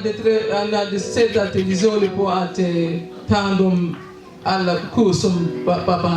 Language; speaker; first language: Swedish; non-native, learner; Swahili